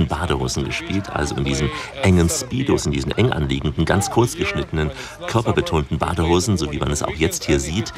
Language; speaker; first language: German; native; German